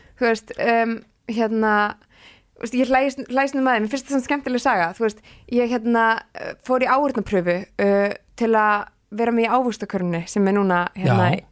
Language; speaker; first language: Icelandic; native; Icelandic